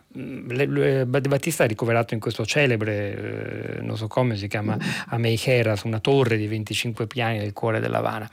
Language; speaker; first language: Italian; native; Italian